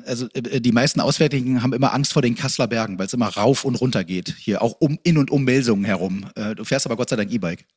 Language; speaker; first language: German; native; German